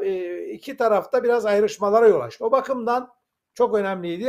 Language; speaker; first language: Turkish; native; Turkish